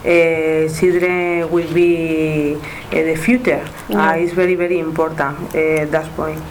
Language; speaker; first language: English; non-native, learner; Spanish